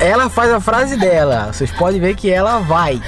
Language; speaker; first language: Portuguese; native; Portuguese